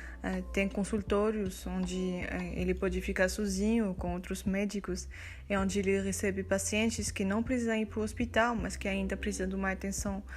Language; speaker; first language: Portuguese; non-native, fluent; French